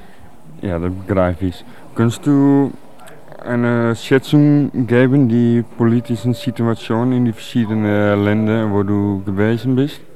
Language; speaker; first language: German; non-native, learner; Dutch